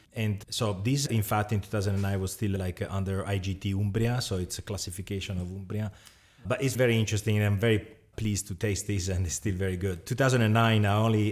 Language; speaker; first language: English; non-native, fluent; Italian